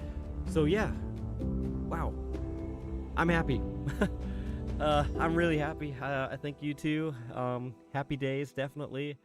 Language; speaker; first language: English; native; English